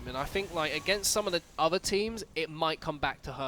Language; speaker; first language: English; native; English